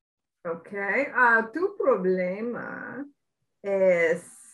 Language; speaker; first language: Spanish; non-native, learner; English